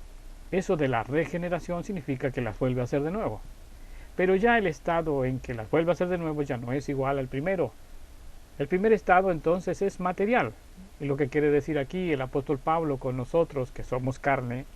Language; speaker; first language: Spanish; native; Spanish